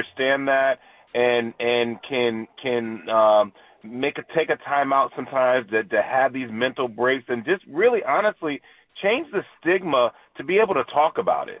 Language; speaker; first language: English; native; English